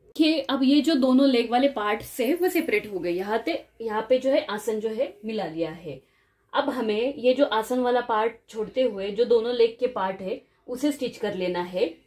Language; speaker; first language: Hindi; non-native, local second language; Marathi